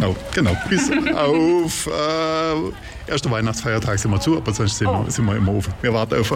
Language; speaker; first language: German; native; German